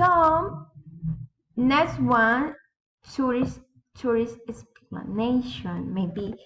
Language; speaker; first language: English; non-native, learner; Spanish